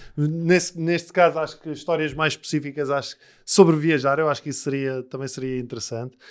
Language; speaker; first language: Portuguese; native; Portuguese